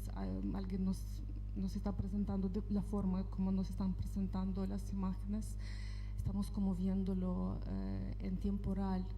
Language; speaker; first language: Spanish; non-native, fluent; Ukrainian